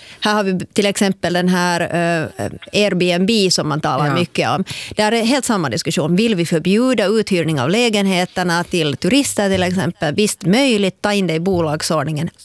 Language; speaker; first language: Swedish; native; Swedish